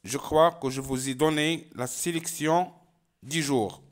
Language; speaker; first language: French; non-native, local second language; Arabic